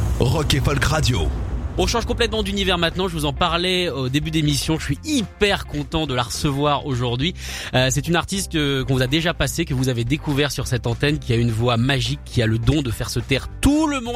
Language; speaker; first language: French; native; French